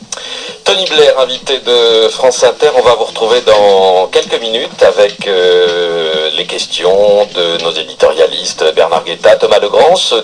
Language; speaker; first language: French; native; French